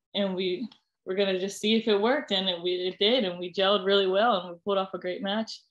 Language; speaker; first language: English; native; English